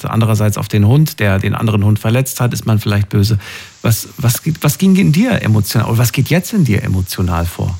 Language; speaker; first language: German; native; German